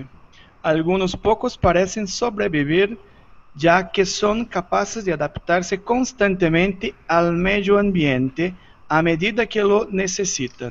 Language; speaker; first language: Spanish; non-native, learner; Portuguese